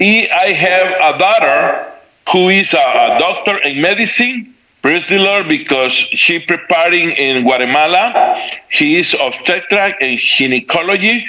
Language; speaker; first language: English; non-native, learner; Spanish